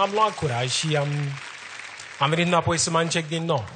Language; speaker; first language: Romanian; non-native, learner; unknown